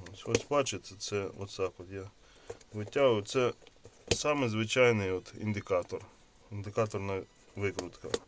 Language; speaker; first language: Ukrainian; non-native, local second language; Russian